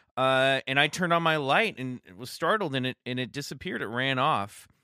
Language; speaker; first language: English; native; English